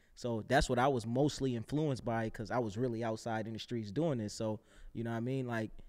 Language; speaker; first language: English; native; English